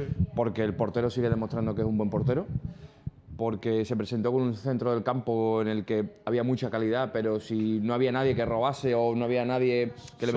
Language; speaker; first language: Spanish; native; Spanish